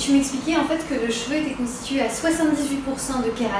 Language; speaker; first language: French; native; French